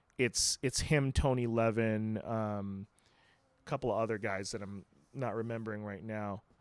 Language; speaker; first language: English; non-native, local second language; Filipino